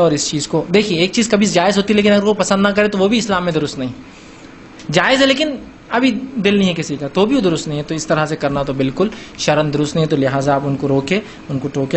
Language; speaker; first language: Urdu; native; Urdu